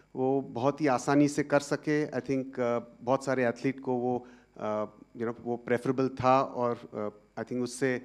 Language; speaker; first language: Hindi; native; Hindi